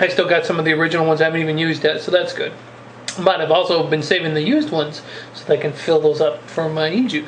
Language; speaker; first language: English; native; English